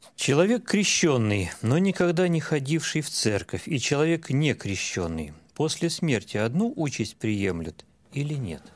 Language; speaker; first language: Russian; native; Russian